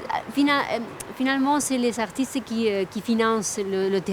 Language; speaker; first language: French; non-native, fluent; Spanish